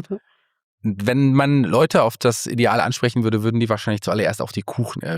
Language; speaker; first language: German; native; German